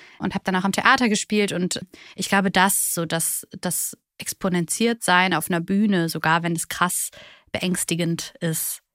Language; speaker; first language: German; early bilingual, other home language; Bulgarian